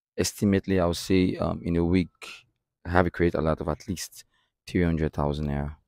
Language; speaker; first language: English; non-native, local second language; Bini